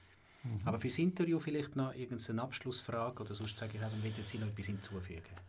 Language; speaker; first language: German; native; German